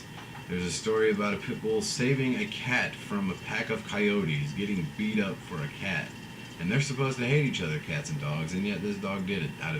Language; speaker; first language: English; native; English